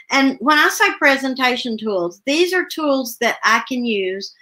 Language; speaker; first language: English; native; English